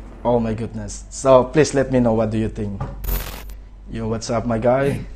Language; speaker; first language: English; non-native, learner; Indonesian